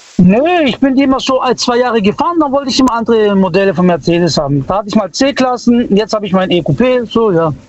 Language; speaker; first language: German; early bilingual, other home language; Italian